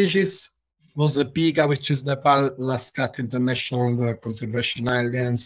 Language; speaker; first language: English; non-native, learner; Italian